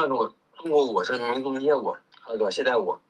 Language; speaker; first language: Chinese; native; Chinese